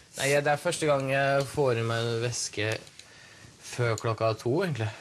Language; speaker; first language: Norwegian; early bilingual, other home language; Russian